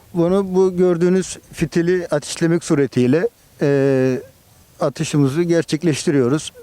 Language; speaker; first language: Turkish; native; Turkish